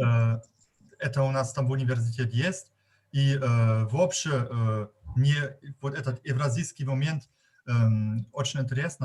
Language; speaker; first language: Russian; non-native, fluent; German